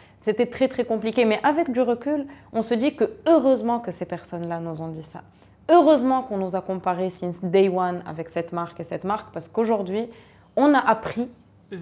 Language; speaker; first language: French; non-native, local second language; Arabic